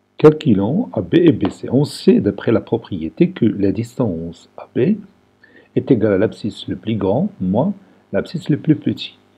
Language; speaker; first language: French; non-native, local second language; Arabic